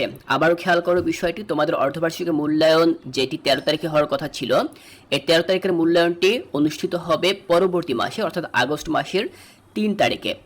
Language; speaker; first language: Bangla; native; Bangla